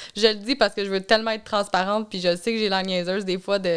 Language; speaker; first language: French; native; French